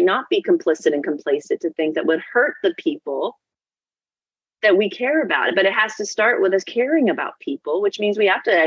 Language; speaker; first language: English; native; English